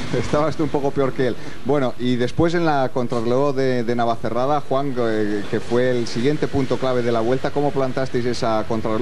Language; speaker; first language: Spanish; native; Spanish